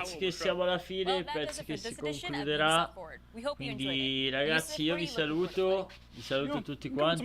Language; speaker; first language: Italian; native; Italian